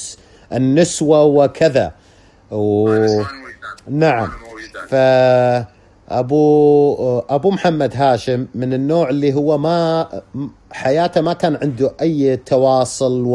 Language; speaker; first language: Arabic; native; Arabic